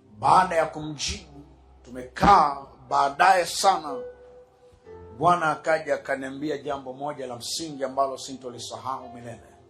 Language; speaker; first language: Swahili; native; Swahili